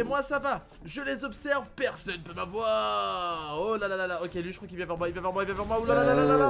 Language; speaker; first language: French; native; French